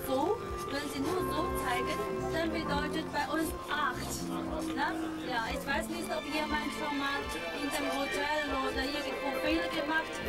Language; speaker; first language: German; non-native, learner; Chinese